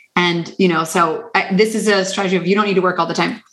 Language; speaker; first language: English; native; English